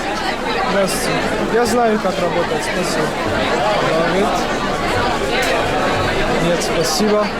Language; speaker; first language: Russian; non-native, learner; French